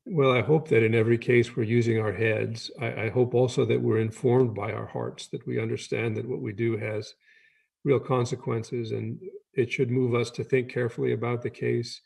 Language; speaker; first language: English; native; English